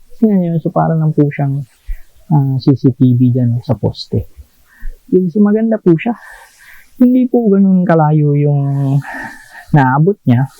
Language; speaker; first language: Filipino; non-native, local second language; Cebuano